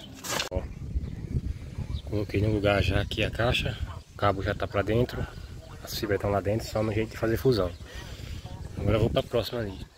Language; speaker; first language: Portuguese; native; Portuguese